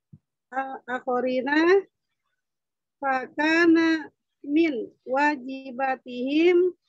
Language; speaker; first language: Arabic; non-native, learner; Indonesian